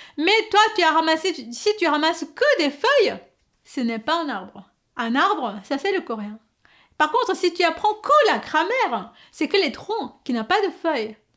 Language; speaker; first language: French; non-native, fluent; Korean